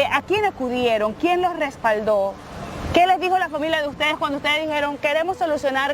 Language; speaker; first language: Spanish; native; Spanish